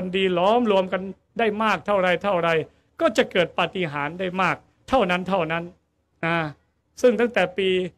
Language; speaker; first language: Thai; native; Thai